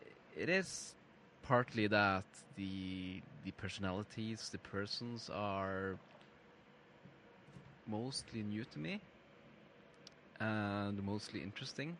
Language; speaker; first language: English; non-native, fluent; Norwegian